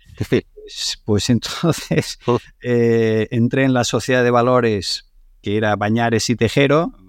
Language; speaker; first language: Spanish; non-native, local second language; Catalan